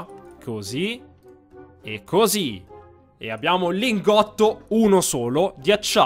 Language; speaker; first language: Italian; native; Italian